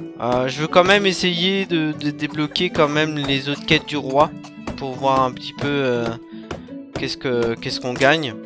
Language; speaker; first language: French; native; French